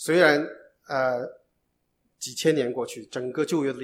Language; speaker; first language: Chinese; native; Chinese